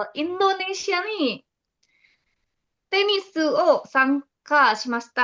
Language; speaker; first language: Japanese; non-native, learner; Indonesian